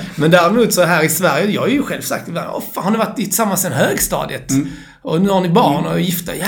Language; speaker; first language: Swedish; native; Swedish